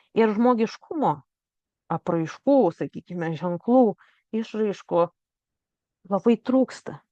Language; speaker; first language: Lithuanian; native; Lithuanian